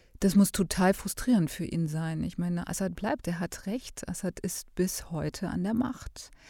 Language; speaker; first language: German; native; German